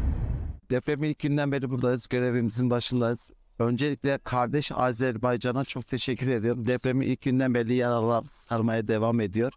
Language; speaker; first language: Turkish; native; Turkish